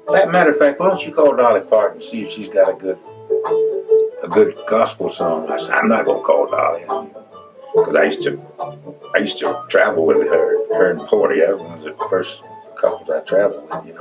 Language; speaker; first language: English; native; English